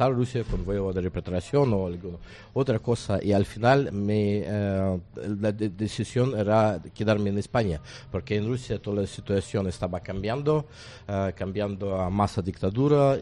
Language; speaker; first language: Spanish; non-native, learner; Russian